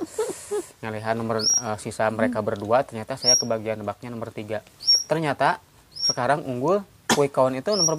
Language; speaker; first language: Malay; non-native, local second language; Sundanese